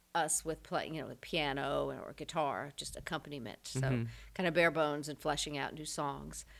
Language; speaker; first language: English; native; English